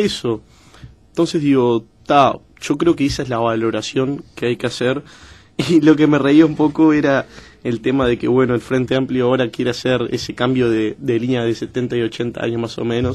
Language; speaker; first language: Spanish; native; Spanish